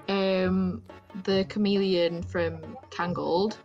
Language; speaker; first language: English; native; English